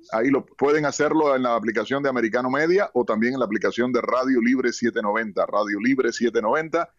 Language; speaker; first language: Spanish; native; Spanish